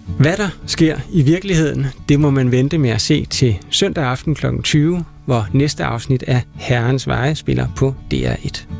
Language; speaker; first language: Danish; native; Danish